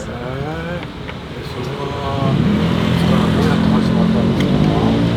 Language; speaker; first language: Japanese; native; Japanese